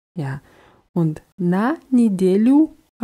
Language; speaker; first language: German; non-native, fluent; Russian